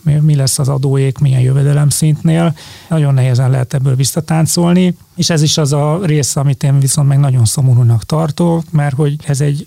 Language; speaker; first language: Hungarian; native; Hungarian